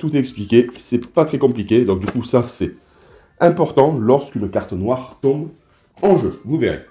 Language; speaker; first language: French; native; French